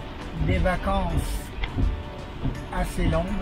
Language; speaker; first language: French; non-native, fluent; Indonesian